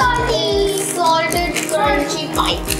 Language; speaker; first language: English; non-native, local second language; Hindi